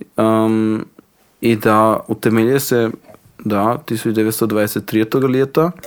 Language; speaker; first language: Slovenian; non-native, learner; Croatian